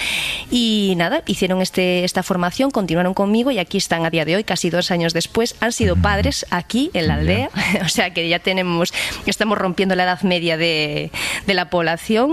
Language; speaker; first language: Spanish; native; Spanish